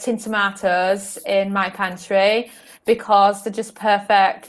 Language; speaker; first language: English; native; English